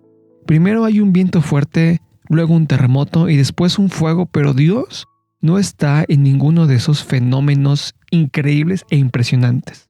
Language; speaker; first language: Spanish; native; Spanish